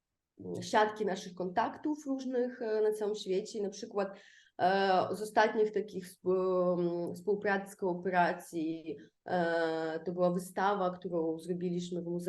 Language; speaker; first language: Polish; non-native, fluent; Ukrainian